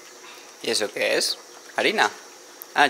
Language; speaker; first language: Spanish; native; Spanish